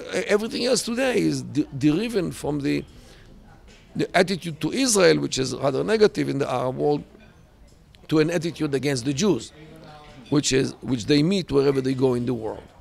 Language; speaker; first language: English; non-native, fluent; Hebrew